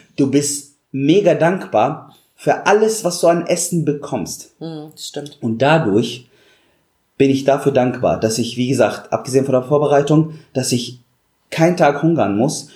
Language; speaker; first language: German; non-native, fluent; Arabic